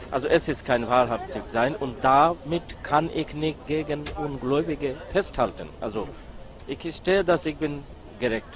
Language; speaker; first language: German; non-native, learner; Bangla